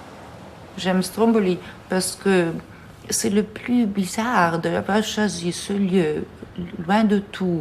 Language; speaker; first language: French; non-native, fluent; Italian